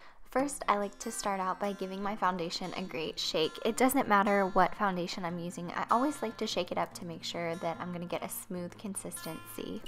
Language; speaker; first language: English; native; English